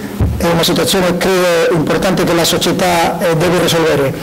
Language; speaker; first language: Italian; non-native, learner; Spanish